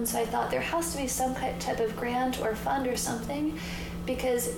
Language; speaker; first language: English; native; English